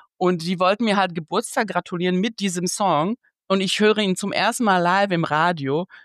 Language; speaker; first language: German; early bilingual, other home language; Bosnian